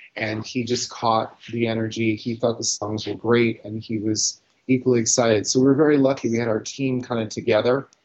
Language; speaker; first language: English; native; English